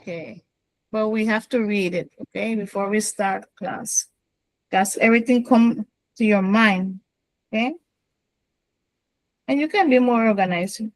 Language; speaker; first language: English; non-native, fluent; Spanish